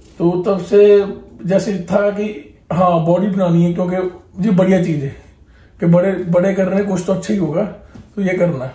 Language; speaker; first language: Hindi; non-native, local second language; Punjabi